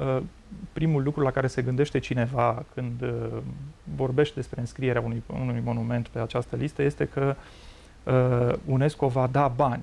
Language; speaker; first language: Romanian; native; Romanian